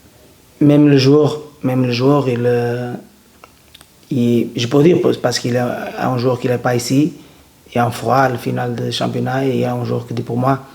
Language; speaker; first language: French; non-native, learner; Portuguese